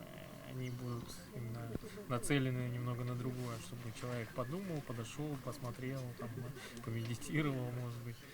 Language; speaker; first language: Russian; native; Russian